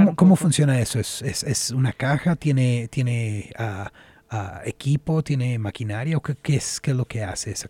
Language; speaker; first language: Spanish; native; Spanish